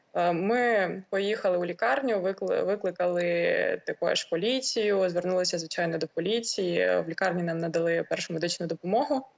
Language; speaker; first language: Ukrainian; native; Ukrainian